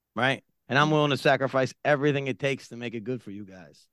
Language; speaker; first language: English; native; English